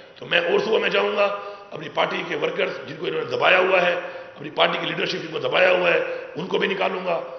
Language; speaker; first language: Urdu; non-native, local second language; Pashto